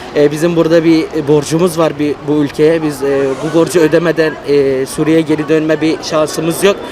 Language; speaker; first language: Turkish; non-native, fluent; Arabic